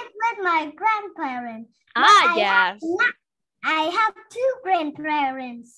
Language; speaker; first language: English; non-native, learner; Vietnamese